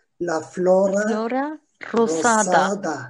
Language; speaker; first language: Spanish; non-native, fluent; Turkish